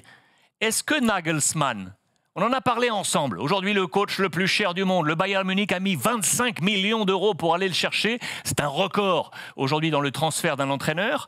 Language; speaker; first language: French; native; French